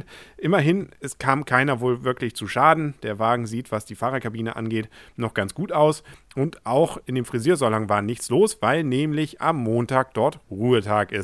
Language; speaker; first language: German; native; German